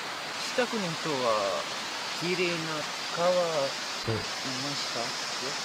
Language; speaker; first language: Japanese; non-native, learner; Malay